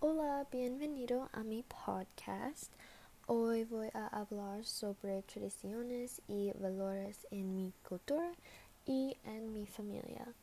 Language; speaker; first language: Spanish; non-native, learner; English